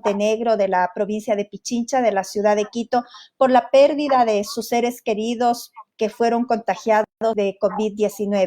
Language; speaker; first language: Spanish; native; Spanish